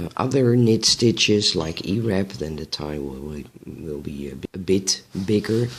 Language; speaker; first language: English; non-native, fluent; Dutch